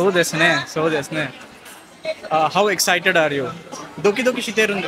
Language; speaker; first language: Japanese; non-native, learner; Telugu